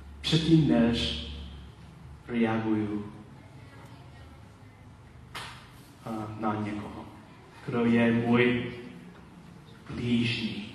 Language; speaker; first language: Czech; non-native, learner; Polish